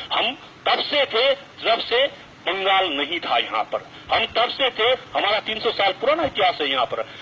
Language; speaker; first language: Hindi; non-native, local second language; Nepali